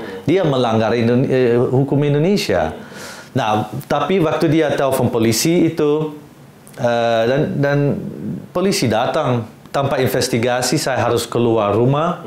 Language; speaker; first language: Indonesian; non-native, fluent; Dutch